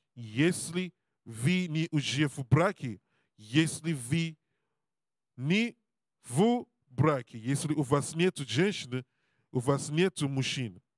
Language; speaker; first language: Russian; non-native, learner; English